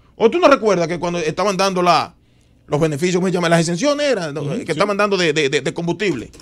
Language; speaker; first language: Spanish; native; Spanish